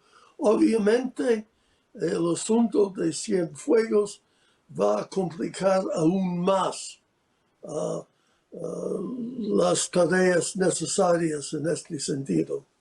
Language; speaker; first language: Spanish; non-native, fluent; English